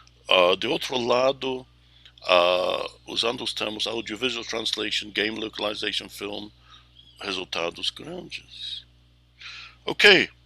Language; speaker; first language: Portuguese; non-native, fluent; English